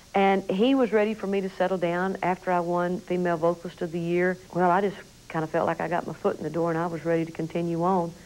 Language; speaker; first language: English; native; English